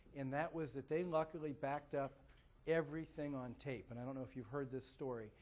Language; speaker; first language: English; native; English